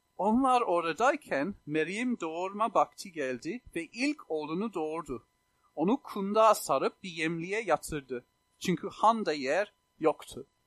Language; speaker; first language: Turkish; non-native, fluent; English